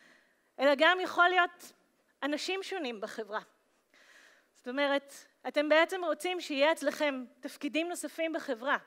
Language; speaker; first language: Hebrew; native; Hebrew